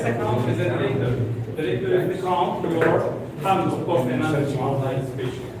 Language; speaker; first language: English; non-native, fluent; Turkish